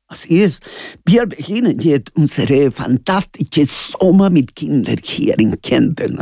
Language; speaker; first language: German; non-native, fluent; Spanish